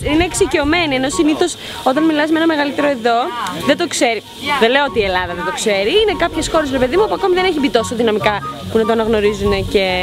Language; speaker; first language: Greek; native; Greek